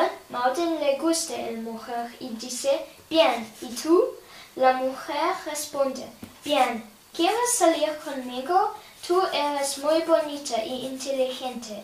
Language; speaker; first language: Spanish; non-native, learner; English